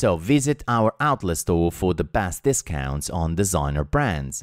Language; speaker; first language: English; non-native, fluent; Italian